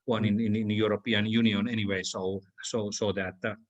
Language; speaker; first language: English; non-native, fluent; Finnish